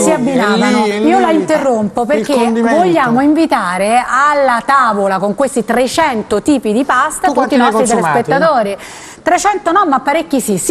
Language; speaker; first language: Italian; native; Italian